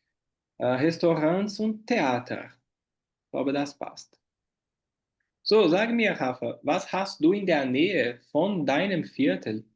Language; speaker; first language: German; non-native, learner; Portuguese